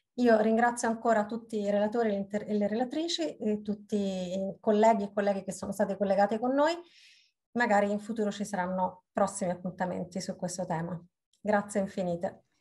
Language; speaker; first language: Italian; native; Italian